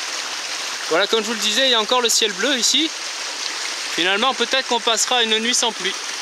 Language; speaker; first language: French; native; French